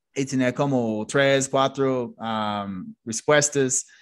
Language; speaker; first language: Spanish; non-native, fluent; English